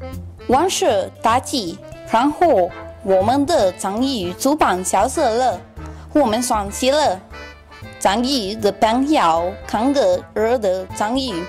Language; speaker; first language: Chinese; non-native, learner; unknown